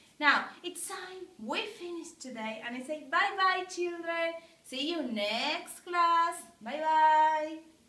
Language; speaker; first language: English; non-native, fluent; Spanish